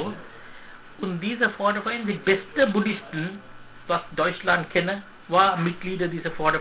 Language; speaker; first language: German; non-native, learner; Sinhala